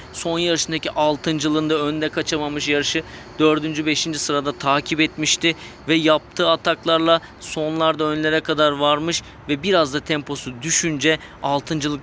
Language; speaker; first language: Turkish; native; Turkish